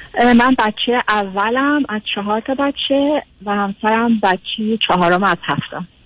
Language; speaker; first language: Persian; native; Persian